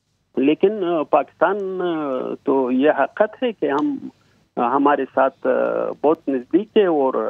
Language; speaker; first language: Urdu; non-native, fluent; Pashto